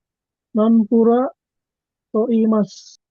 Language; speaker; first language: Japanese; non-native, learner; Indonesian